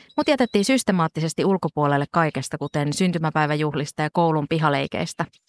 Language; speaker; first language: Finnish; native; Finnish